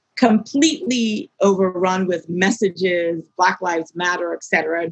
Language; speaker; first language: English; native; English